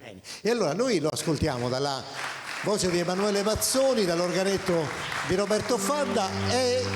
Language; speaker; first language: Italian; native; Italian